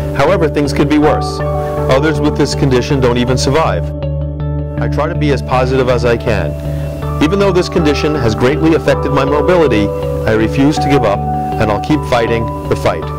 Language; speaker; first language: English; native; English